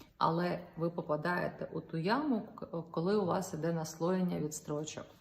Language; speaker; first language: Ukrainian; non-native, local second language; Russian